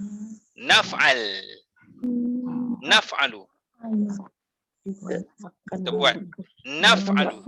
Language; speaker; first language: Malay; native; Malay